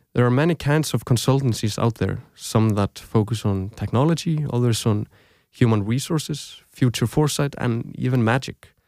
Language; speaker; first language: English; non-native, fluent; Icelandic